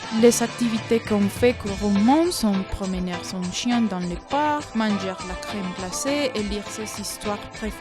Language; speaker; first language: French; non-native, learner; Spanish